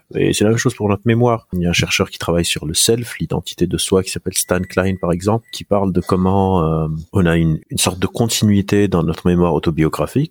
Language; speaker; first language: French; non-native, local second language; Arabic